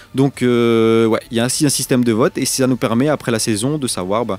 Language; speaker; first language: French; native; French